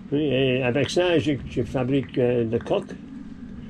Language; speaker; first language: French; non-native, learner; English